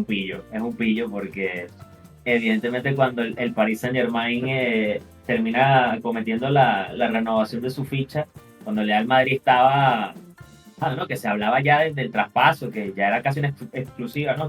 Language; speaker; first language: Spanish; native; Spanish